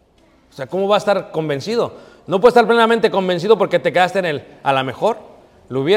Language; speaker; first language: Spanish; native; Spanish